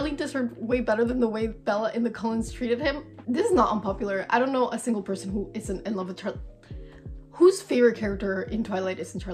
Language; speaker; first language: English; native; English